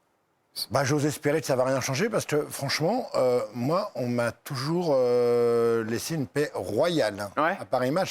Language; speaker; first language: French; native; French